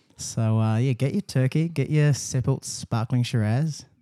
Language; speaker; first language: English; native; English